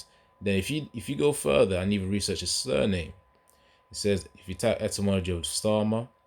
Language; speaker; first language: English; native; English